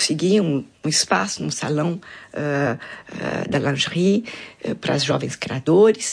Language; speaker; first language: Portuguese; non-native, fluent; French